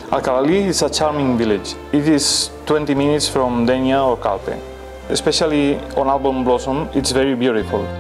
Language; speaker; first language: English; non-native, fluent; Spanish